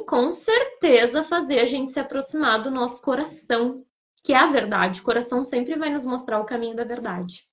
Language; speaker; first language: Portuguese; native; Portuguese